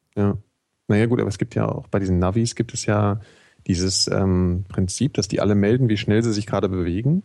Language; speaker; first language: German; native; German